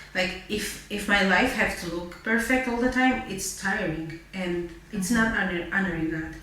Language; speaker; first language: English; non-native, fluent; Romanian